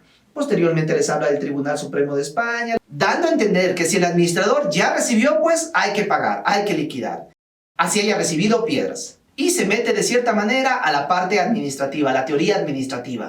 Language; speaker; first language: Spanish; native; Spanish